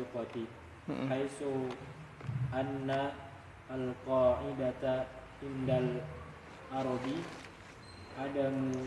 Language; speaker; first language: Arabic; non-native, learner; Indonesian